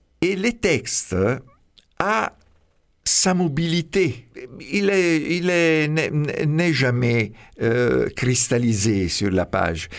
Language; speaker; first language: French; non-native, fluent; Italian